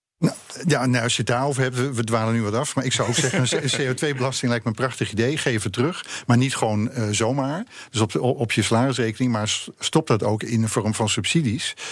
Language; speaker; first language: Dutch; native; Dutch